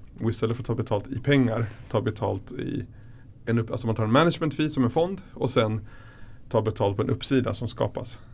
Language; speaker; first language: Swedish; early bilingual, other home language; Spanish